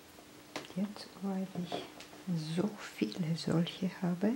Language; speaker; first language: German; non-native, fluent; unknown